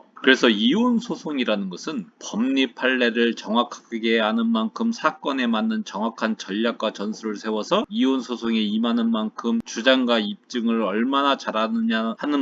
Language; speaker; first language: Korean; native; Korean